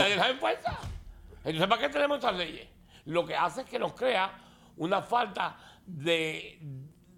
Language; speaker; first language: Spanish; native; Spanish